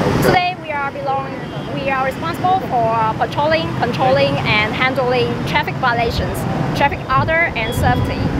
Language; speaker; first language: English; non-native, fluent; Vietnamese